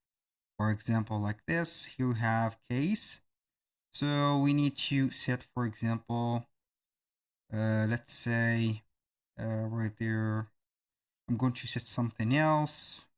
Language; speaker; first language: English; non-native, fluent; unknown